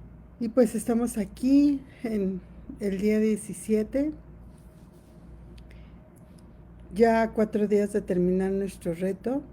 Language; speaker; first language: Spanish; native; Spanish